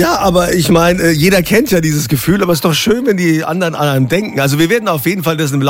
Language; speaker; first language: German; native; German